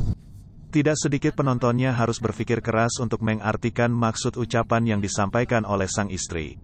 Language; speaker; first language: Indonesian; native; Indonesian